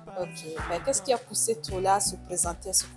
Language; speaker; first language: French; native; French